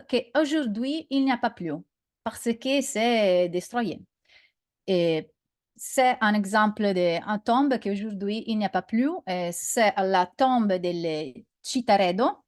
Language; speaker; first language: French; non-native, learner; Italian